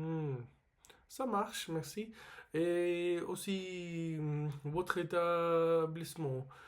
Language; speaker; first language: French; non-native, learner; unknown